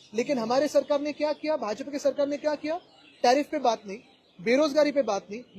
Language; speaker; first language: Hindi; non-native, local second language; Marathi